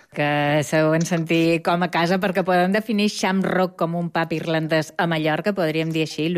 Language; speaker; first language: Catalan; native; Catalan